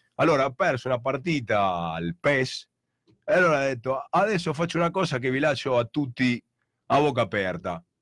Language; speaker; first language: Italian; native; Italian